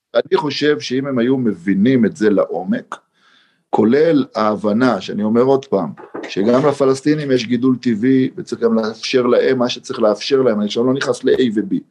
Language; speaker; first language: Hebrew; native; Hebrew